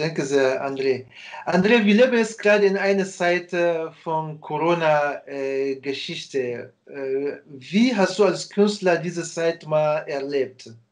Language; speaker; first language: German; non-native, fluent; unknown